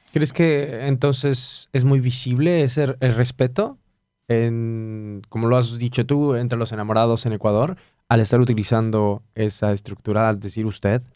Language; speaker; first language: Spanish; native; Spanish